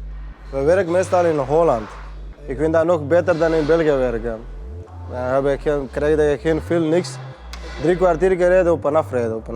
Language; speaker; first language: Dutch; non-native, learner; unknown